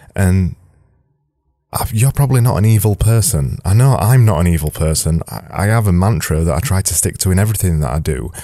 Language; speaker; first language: English; native; English